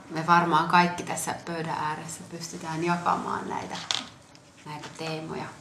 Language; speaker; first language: Finnish; early bilingual, other home language; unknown